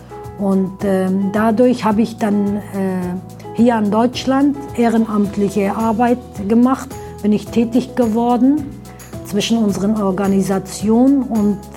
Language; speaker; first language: German; early bilingual, other home language; Aramaic